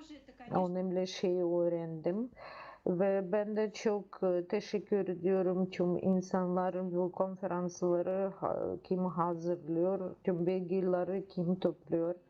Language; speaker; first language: Turkish; non-native, learner; Russian